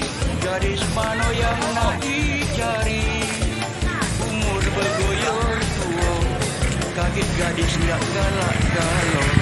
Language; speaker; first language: Malay; native; Malay